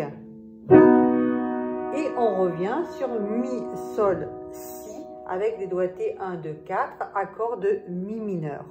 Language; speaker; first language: French; native; French